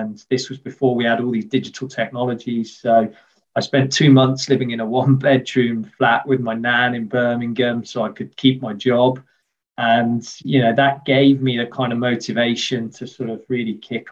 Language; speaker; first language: English; native; English